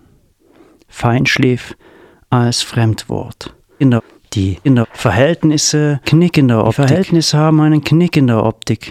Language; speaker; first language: German; native; German